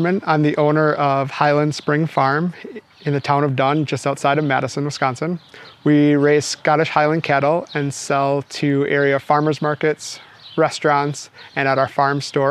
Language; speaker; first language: English; native; English